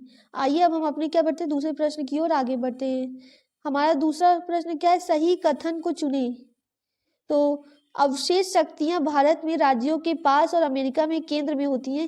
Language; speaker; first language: Hindi; native; Hindi